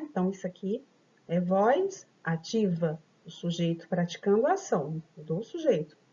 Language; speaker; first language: Portuguese; native; Portuguese